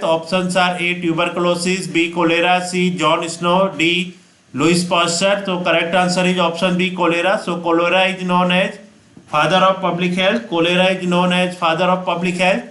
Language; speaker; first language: English; non-native, local second language; Hindi